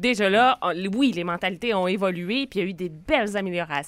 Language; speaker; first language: French; native; French